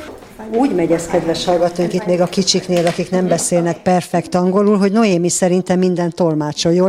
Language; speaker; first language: Hungarian; native; Hungarian